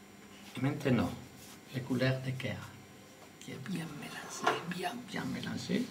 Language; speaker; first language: French; non-native, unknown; Spanish